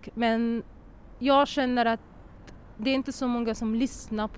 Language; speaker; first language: Swedish; non-native, learner; Arabic